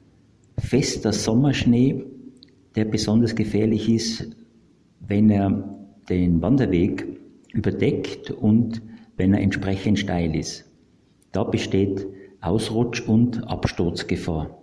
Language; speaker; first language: German; native; German